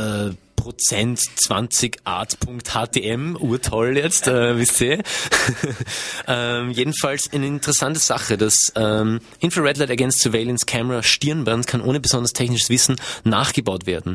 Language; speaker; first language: German; native; German